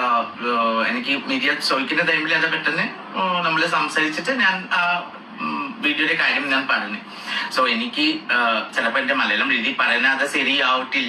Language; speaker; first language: Malayalam; non-native, fluent; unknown